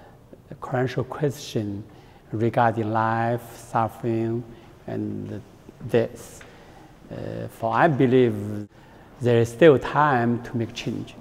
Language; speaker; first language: English; non-native, learner; Chinese